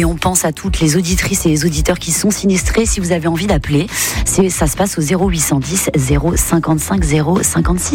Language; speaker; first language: French; native; French